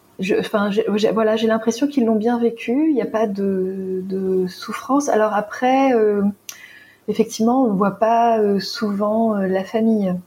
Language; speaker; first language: French; native; French